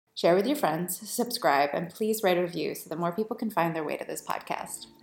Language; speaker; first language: English; native; English